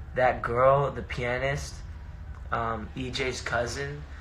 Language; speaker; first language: English; early bilingual, other home language; Spanish